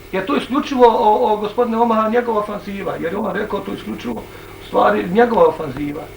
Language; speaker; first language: Bosnian; native; Bosnian